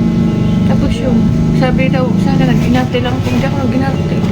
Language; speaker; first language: Filipino; non-native, local second language; Waray